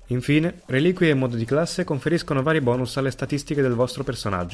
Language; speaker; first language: Italian; native; Italian